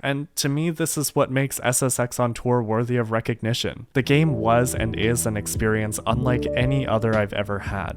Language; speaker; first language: English; native; English